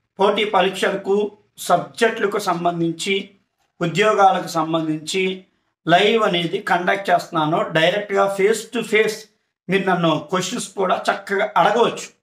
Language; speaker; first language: Telugu; native; Telugu